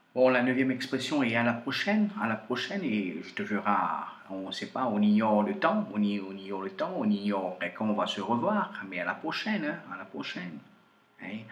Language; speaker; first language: French; non-native, fluent; Portuguese